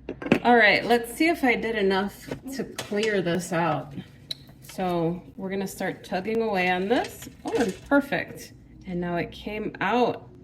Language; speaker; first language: English; native; English